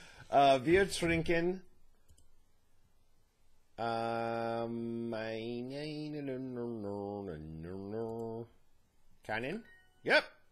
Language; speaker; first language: German; non-native, learner; English